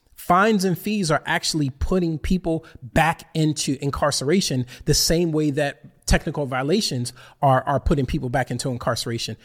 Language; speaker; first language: English; native; English